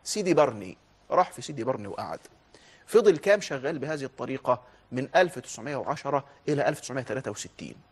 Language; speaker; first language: Arabic; native; Arabic